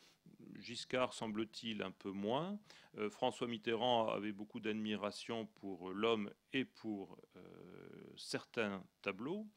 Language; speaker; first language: French; native; French